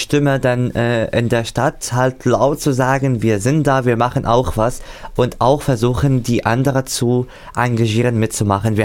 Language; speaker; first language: German; non-native, fluent; Arabic